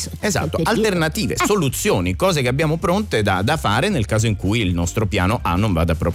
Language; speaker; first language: Italian; native; Italian